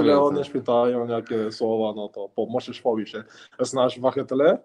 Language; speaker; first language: Polish; non-native, learner; Spanish